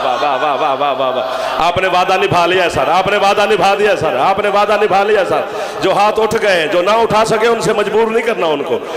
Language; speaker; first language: Urdu; non-native, local second language; Punjabi